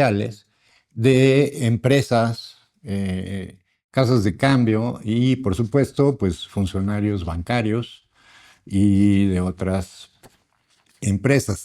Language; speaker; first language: Spanish; native; Spanish